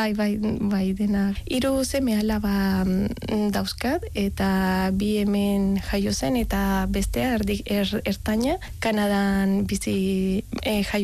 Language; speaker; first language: Basque; non-native, learner; Spanish